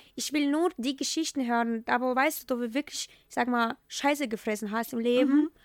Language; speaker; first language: German; non-native, fluent; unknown